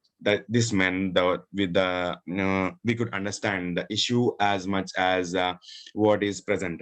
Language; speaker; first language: English; non-native, local second language; Urdu